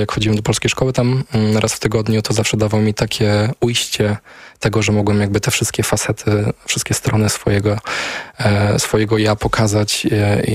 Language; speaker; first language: Polish; native; Polish